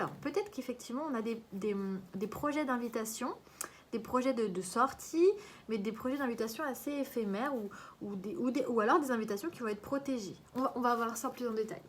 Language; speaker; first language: French; native; French